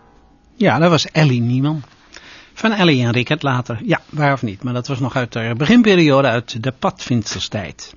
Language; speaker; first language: Dutch; native; Dutch